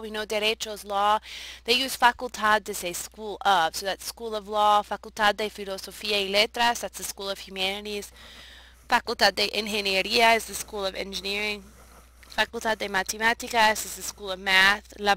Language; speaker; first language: English; native; English